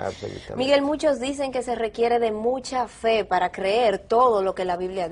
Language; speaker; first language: Spanish; native; Spanish